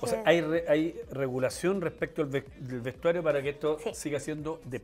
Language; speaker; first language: Spanish; native; Spanish